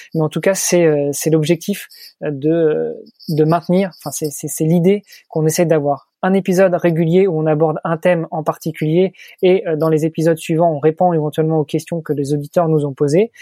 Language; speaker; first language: French; native; French